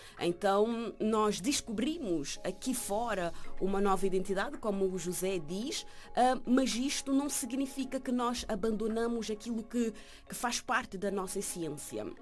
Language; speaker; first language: Portuguese; non-native, local second language; Kabuverdianu